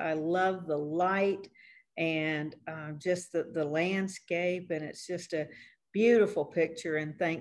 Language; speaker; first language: English; native; English